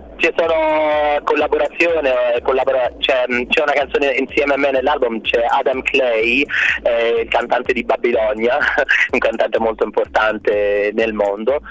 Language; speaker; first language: Italian; non-native, fluent; Arabic